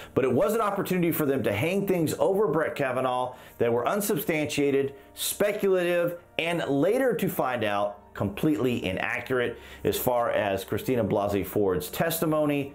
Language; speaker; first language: English; native; English